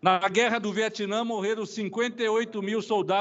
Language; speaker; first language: Portuguese; native; Portuguese